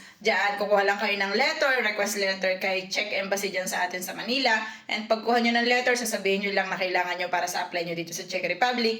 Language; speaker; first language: Filipino; native; Filipino